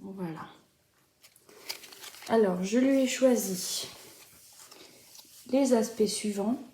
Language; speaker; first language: French; native; French